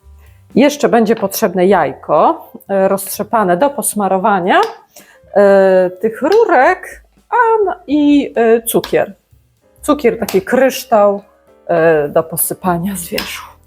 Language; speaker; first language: Polish; native; Polish